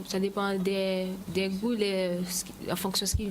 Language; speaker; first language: French; native; French